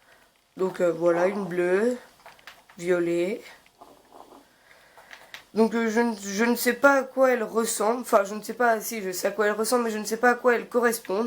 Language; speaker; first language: French; native; French